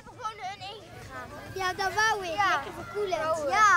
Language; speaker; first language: Dutch; native; Dutch